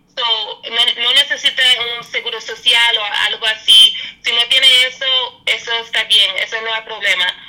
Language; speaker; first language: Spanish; early bilingual, heritage; Spanish